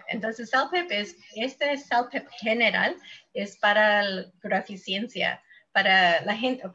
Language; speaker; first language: Spanish; early bilingual, heritage; Spanish